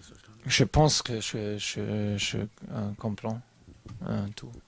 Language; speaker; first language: French; non-native, learner; German